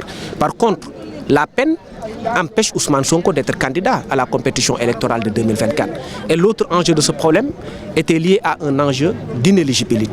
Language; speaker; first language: French; non-native, local second language; Wolof